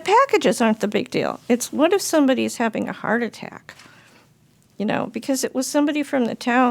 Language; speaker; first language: English; native; English